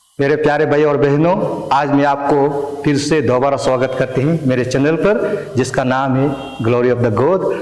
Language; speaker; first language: Hindi; non-native, local second language; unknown